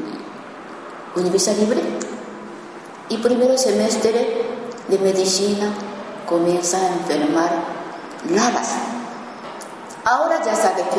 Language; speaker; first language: Spanish; non-native, learner; Japanese